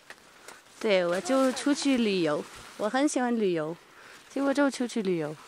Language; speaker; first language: Chinese; non-native, learner; Norwegian